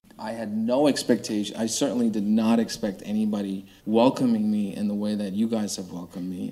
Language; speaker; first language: English; early bilingual, other home language; Romanian